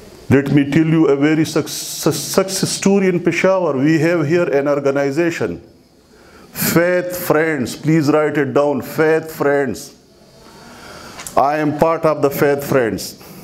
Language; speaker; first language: English; non-native, local second language; Pashto